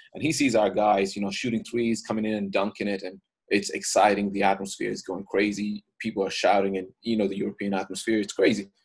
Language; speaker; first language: English; native; English